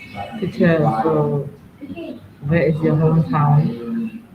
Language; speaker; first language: English; non-native, learner; Khmer